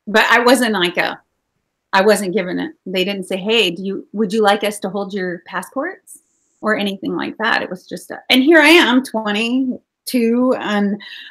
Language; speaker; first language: English; native; English